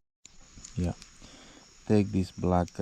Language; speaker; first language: English; non-native, learner; Spanish